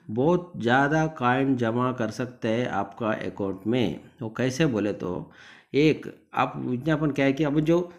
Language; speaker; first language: Hindi; non-native, local second language; Telugu